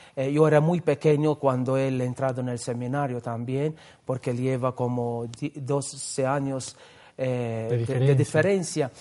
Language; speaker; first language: Spanish; non-native, fluent; Maltese